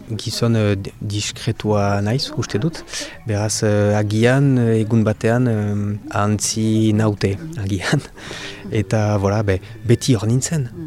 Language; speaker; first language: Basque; non-native, local second language; French